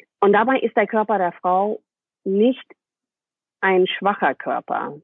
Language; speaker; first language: German; non-native, fluent; English